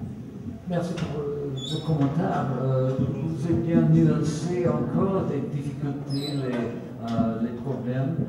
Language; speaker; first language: French; non-native, fluent; Swedish